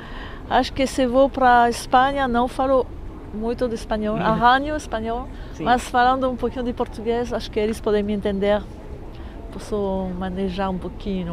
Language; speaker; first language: Portuguese; non-native, fluent; French